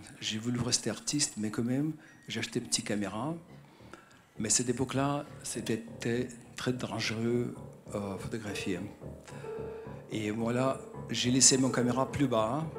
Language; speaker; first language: French; non-native, fluent; Russian